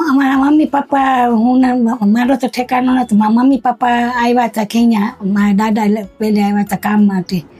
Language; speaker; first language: Gujarati; early bilingual, heritage; Gujarati